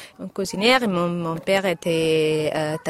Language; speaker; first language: French; non-native, learner; Catalan